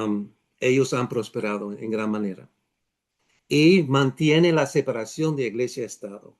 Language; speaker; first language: Spanish; non-native, fluent; Dutch